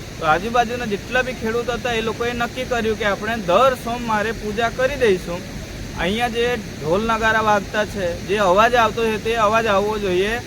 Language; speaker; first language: Gujarati; native; Gujarati